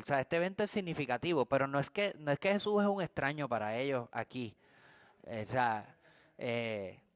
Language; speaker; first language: Spanish; native; Spanish